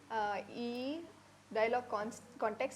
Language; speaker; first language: Telugu; non-native, learner; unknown